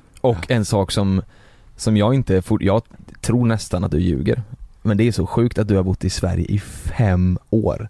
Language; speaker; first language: Swedish; native; Swedish